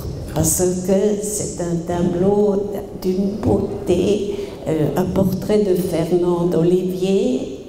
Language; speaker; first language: French; non-native, fluent; German